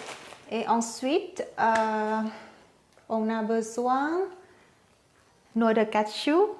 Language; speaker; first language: French; non-native, learner; Thai